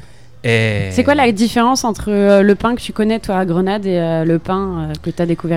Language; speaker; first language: French; native; French